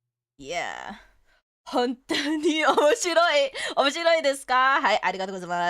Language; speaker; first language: Japanese; non-native, learner; English